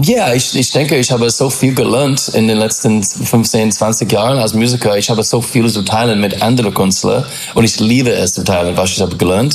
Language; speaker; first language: German; non-native, learner; English